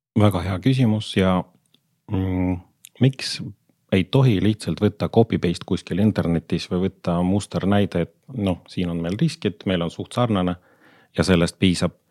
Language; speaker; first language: Estonian; non-native, local second language; Russian